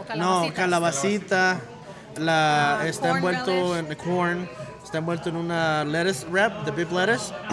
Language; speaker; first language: Spanish; native; Spanish